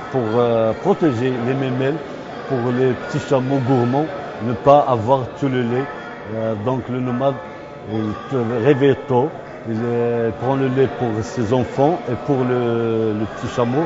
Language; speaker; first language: French; non-native, local second language; Arabic